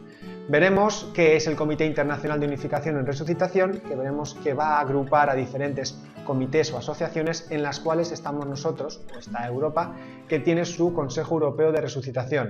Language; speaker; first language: Spanish; native; Spanish